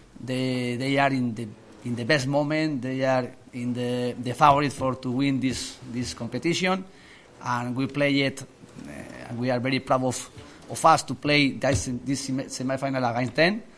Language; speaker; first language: English; non-native, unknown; Spanish